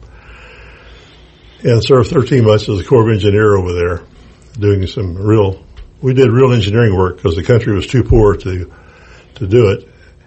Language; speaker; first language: English; native; English